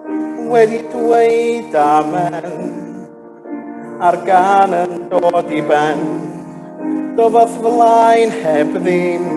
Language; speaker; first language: Welsh; native; Welsh